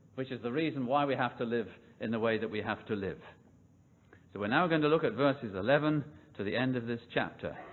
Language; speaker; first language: English; native; English